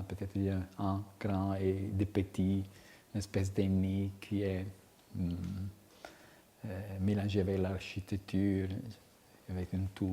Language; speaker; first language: French; non-native, fluent; Italian